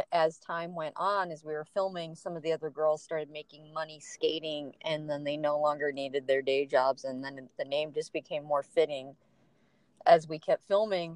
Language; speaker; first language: English; native; English